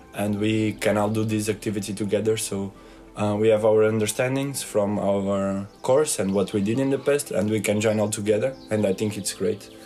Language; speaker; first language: English; non-native, fluent; Portuguese